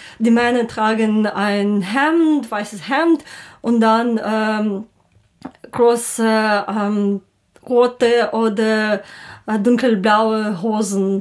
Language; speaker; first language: German; non-native, learner; Ukrainian